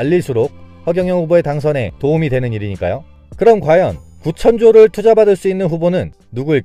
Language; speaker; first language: Korean; native; Korean